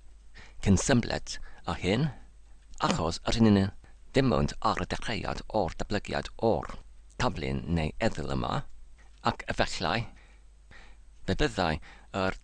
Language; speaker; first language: Welsh; non-native, learner; English